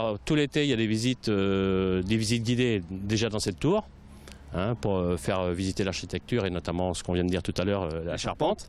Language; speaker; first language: French; native; French